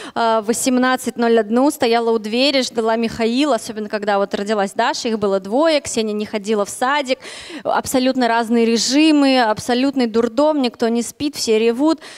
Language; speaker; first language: Russian; native; Russian